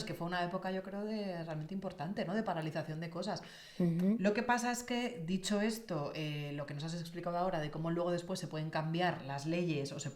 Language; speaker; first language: Spanish; native; Spanish